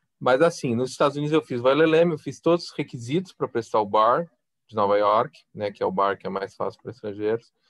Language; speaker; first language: Portuguese; native; Portuguese